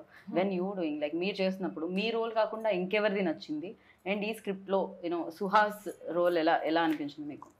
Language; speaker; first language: Telugu; native; Telugu